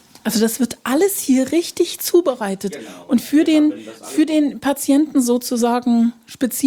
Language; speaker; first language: German; native; German